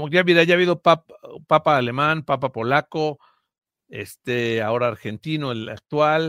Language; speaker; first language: Spanish; native; Spanish